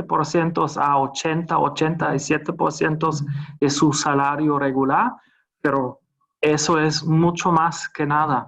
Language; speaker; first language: Spanish; non-native, fluent; German